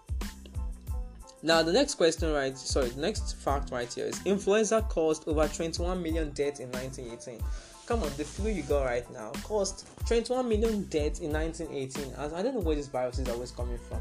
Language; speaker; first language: English; non-native, local second language; Yoruba